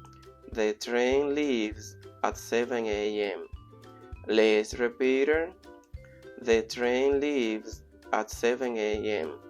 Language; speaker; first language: English; non-native, fluent; Spanish